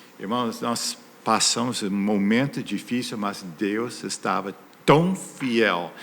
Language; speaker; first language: Portuguese; non-native, fluent; English